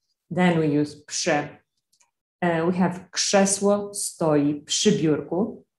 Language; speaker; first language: Polish; native; Polish